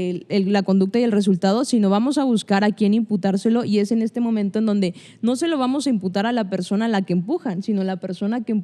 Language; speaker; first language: Spanish; native; Spanish